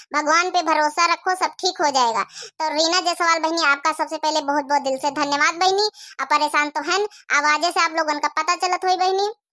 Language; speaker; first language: Hindi; native; Hindi